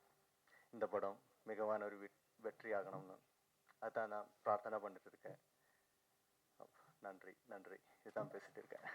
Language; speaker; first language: Tamil; non-native, fluent; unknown